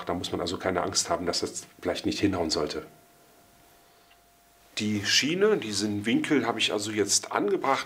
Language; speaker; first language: German; native; German